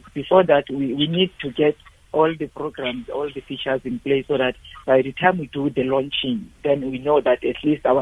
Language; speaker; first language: English; non-native, local second language; Xhosa